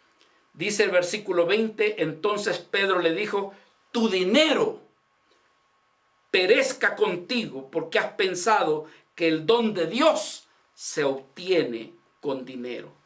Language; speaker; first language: Spanish; native; Spanish